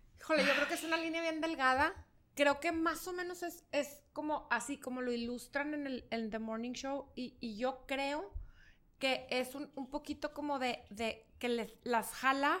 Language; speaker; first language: Spanish; native; Spanish